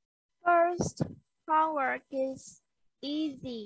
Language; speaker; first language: English; non-native, learner; Vietnamese